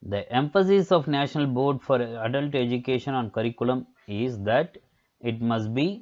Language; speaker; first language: English; non-native, local second language; Tamil